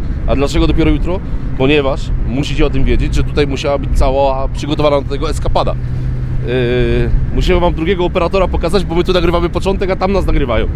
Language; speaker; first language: Polish; native; Polish